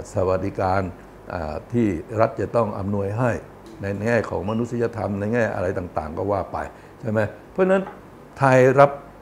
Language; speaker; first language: Thai; native; Thai